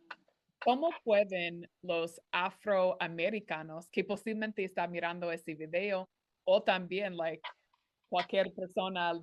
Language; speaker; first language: Spanish; non-native, fluent; English